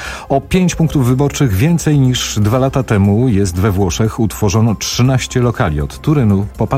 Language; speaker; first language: Polish; native; Polish